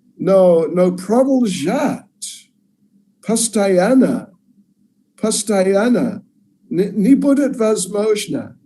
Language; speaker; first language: Russian; non-native, learner; English